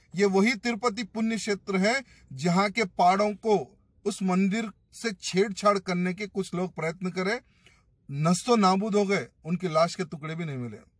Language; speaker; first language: Hindi; non-native, local second language; Telugu